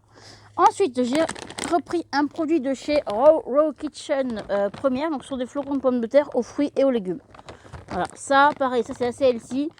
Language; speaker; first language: French; native; French